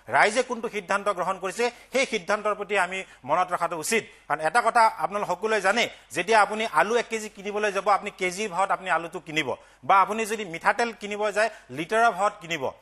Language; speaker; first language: Assamese; native; Assamese